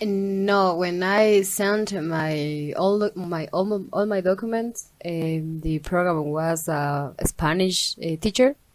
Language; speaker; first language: English; non-native, learner; Spanish